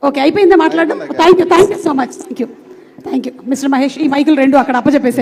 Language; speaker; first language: Telugu; native; Telugu